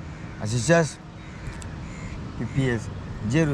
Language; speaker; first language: Russian; non-native, learner; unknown